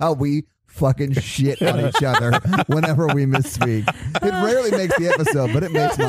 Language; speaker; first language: English; native; English